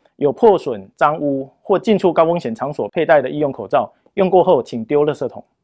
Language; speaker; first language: Chinese; native; Chinese